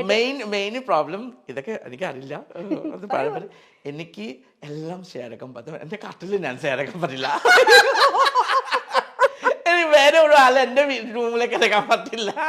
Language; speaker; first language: Malayalam; non-native, learner; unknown